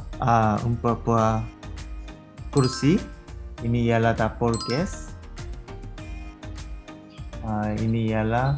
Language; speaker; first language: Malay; non-native, learner; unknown